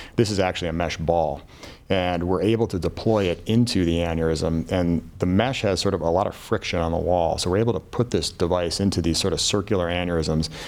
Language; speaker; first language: English; native; English